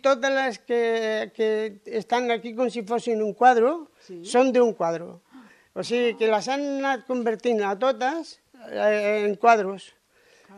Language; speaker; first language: Catalan; non-native, local second language; Spanish